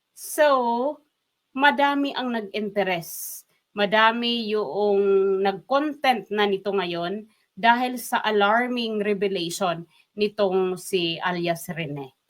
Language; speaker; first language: Filipino; non-native, local second language; Waray